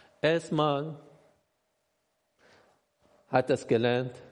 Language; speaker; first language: German; non-native, learner; Persian